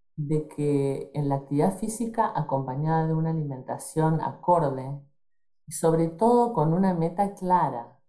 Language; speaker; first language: Spanish; native; Spanish